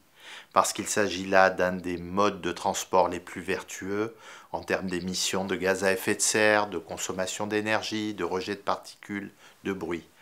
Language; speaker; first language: French; native; French